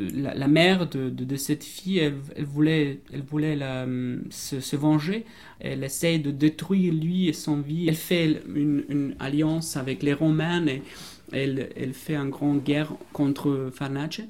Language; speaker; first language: French; non-native, fluent; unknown